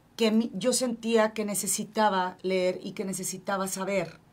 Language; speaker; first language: Spanish; native; Spanish